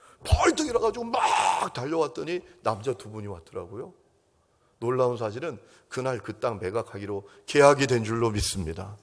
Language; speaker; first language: Korean; native; Korean